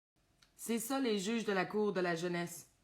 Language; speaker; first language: French; native; French